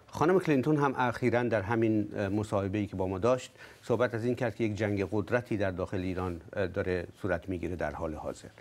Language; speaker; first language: Persian; native; Persian